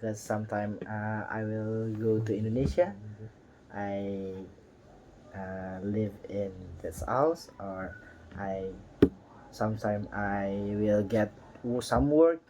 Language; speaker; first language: English; non-native, learner; Indonesian